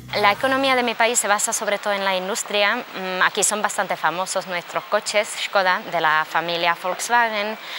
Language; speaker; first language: Spanish; non-native, fluent; Czech